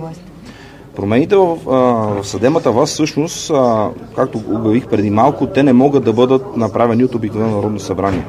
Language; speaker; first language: Bulgarian; native; Bulgarian